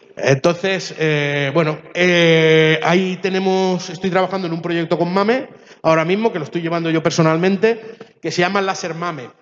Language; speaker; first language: Spanish; early bilingual, other home language; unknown